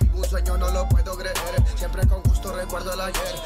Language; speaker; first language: Spanish; non-native, learner; English